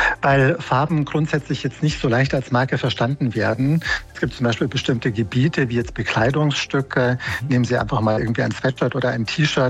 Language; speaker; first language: German; native; German